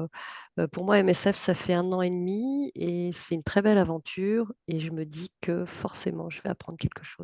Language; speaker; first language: French; native; French